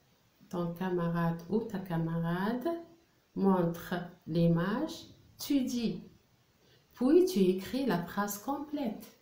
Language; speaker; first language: French; non-native, local second language; Arabic